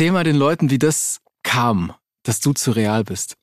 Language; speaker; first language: German; native; German